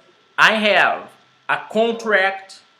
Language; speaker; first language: English; non-native, fluent; Portuguese